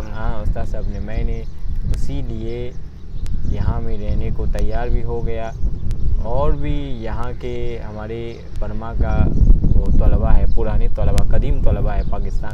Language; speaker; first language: Hindi; non-native, learner; Burmese